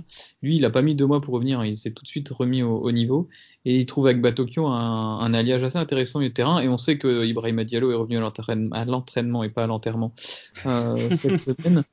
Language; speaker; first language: French; native; French